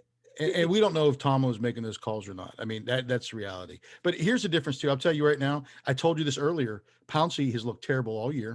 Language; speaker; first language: English; native; English